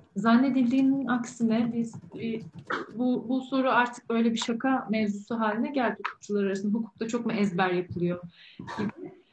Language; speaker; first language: Turkish; native; Turkish